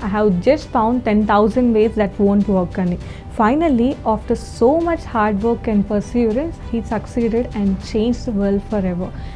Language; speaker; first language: English; non-native, local second language; Telugu